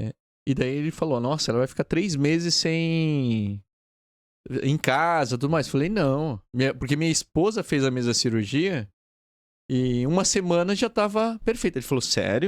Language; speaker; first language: Portuguese; native; Portuguese